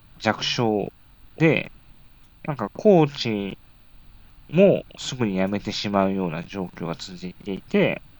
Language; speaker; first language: Japanese; native; Japanese